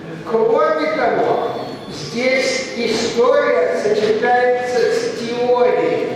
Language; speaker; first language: Russian; native; Russian